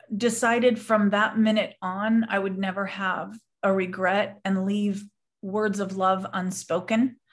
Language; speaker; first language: English; native; English